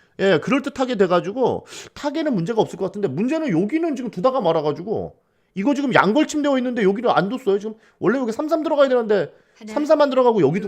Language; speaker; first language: Korean; native; Korean